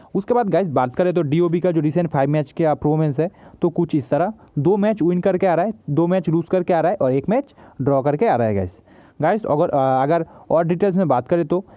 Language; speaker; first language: Hindi; native; Hindi